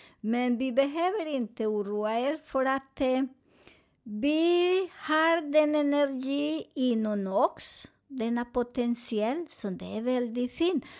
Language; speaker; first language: Swedish; non-native, fluent; Spanish